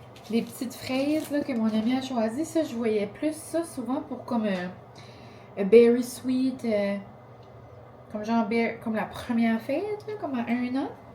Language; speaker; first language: French; native; French